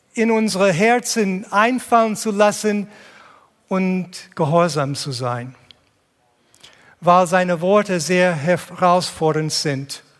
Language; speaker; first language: German; non-native, fluent; English